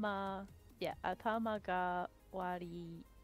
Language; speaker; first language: Japanese; non-native, learner; English